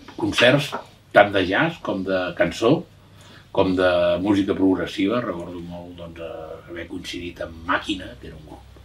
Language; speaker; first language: Catalan; native; Catalan